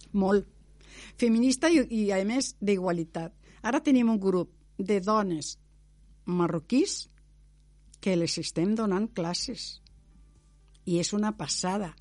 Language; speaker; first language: Catalan; non-native, local second language; Spanish